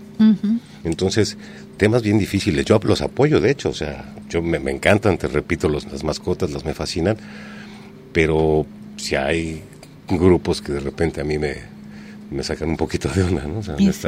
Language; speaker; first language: Spanish; native; Spanish